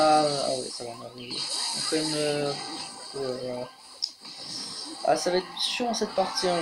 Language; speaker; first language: French; native; French